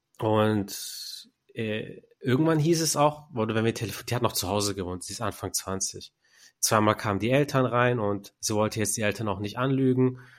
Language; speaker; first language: German; early bilingual, other home language; Turkish